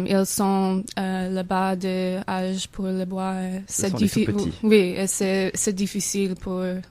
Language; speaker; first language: French; non-native, learner; English